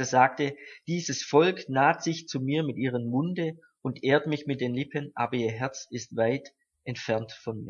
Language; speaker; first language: German; native; German